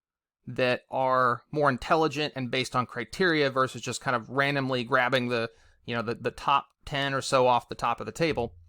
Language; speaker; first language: English; native; English